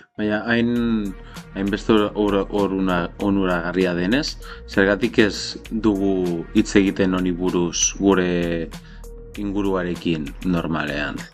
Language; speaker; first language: Basque; non-native, learner; Spanish